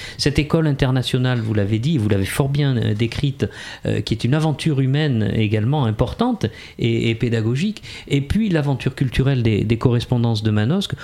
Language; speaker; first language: French; native; French